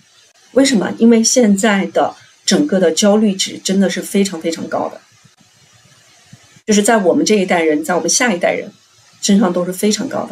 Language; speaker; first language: Chinese; native; Chinese